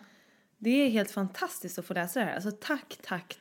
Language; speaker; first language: Swedish; native; Swedish